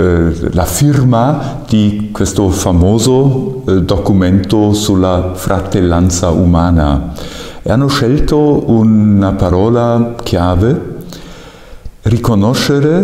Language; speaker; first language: Italian; non-native, fluent; German